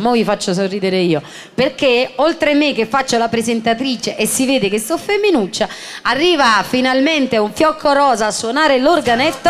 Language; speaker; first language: Italian; native; Italian